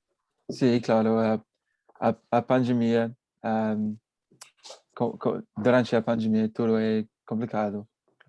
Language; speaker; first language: Portuguese; non-native, learner; English